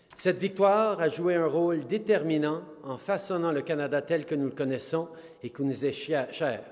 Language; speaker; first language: French; native; French